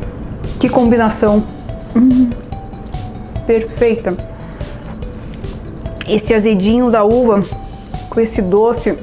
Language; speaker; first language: Portuguese; native; Portuguese